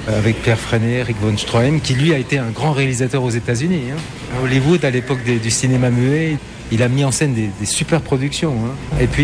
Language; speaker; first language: French; native; French